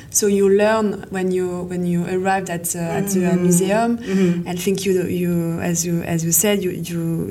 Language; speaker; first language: English; non-native, fluent; French